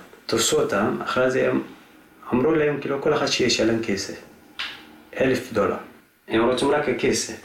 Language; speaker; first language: Hebrew; non-native, fluent; Tigrinya